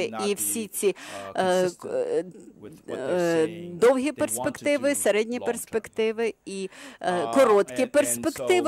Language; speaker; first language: Ukrainian; non-native, fluent; English